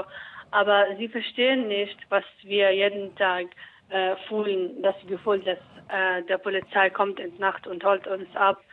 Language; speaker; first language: German; non-native, learner; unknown